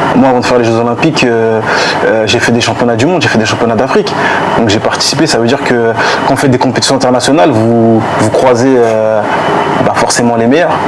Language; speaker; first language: French; early bilingual, other home language; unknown